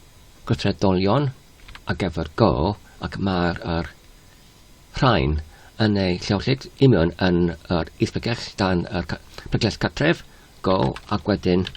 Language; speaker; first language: Welsh; non-native, learner; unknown